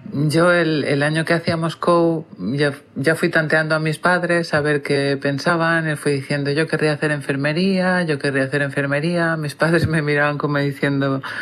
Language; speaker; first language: Spanish; native; Spanish